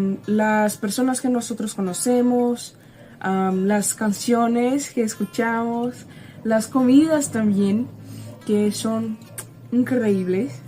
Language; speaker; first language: Spanish; non-native, learner; Portuguese